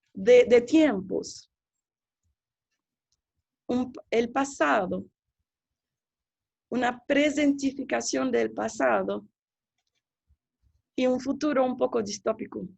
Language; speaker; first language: Spanish; non-native, fluent; Portuguese